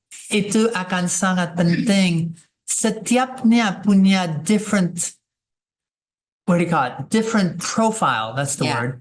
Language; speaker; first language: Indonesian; non-native, fluent; English